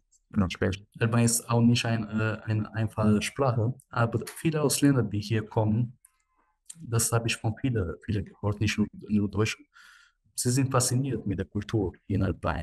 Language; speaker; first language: German; non-native, fluent; Albanian